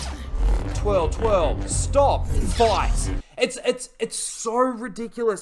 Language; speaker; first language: English; native; English